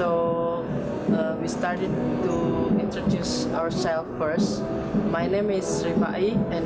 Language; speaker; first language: English; non-native, learner; Indonesian